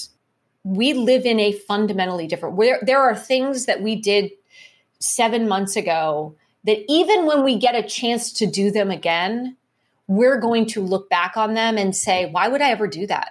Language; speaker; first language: English; native; English